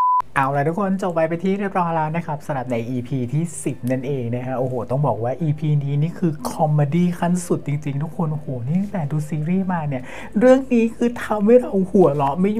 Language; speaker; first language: Thai; native; Thai